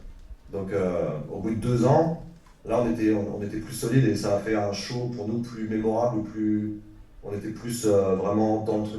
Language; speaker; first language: French; native; French